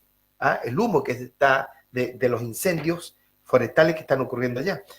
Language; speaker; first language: Spanish; native; Spanish